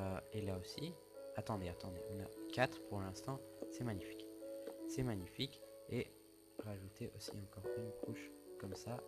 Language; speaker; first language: French; native; French